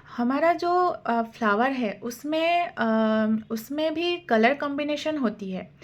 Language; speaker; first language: Hindi; non-native, local second language; Assamese